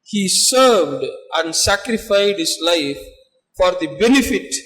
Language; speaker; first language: English; non-native, local second language; Tamil